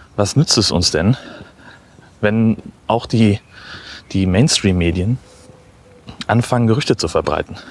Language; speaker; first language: German; native; German